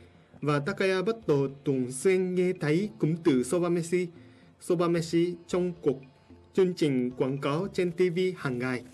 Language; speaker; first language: Vietnamese; non-native, fluent; Japanese